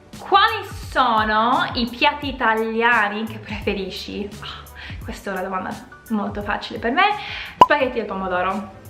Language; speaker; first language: Italian; non-native, fluent; English